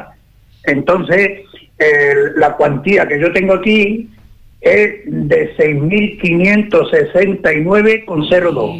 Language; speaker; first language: Spanish; native; Spanish